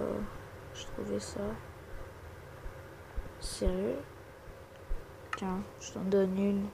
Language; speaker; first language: French; native; French